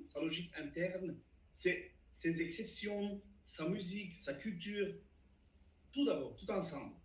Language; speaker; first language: French; non-native, fluent; Turkish